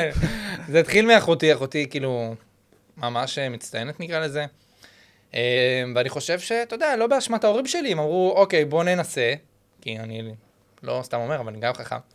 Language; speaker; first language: Hebrew; native; Hebrew